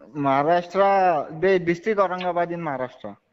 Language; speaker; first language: English; non-native, local second language; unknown